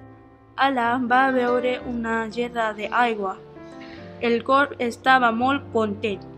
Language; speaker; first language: Catalan; non-native, learner; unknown